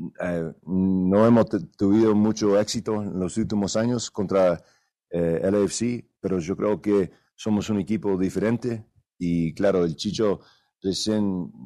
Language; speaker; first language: Spanish; early bilingual, other home language; English